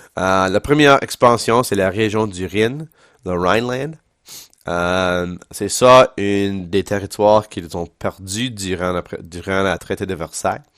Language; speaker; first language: French; non-native, local second language; English